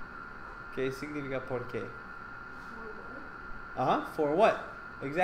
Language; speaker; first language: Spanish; non-native, fluent; English